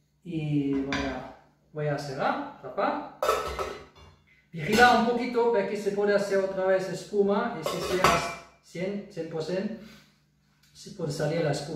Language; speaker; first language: Spanish; non-native, fluent; German